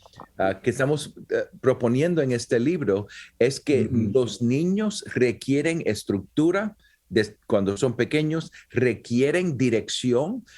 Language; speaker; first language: Spanish; early bilingual, heritage; Spanish